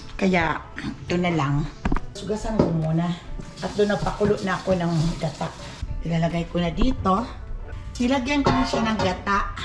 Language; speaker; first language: Filipino; non-native, local second language; Cebuano